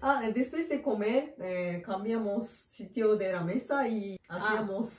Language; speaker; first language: Spanish; non-native, learner; Japanese